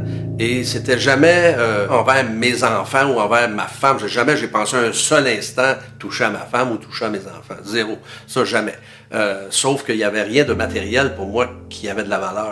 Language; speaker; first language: French; native; French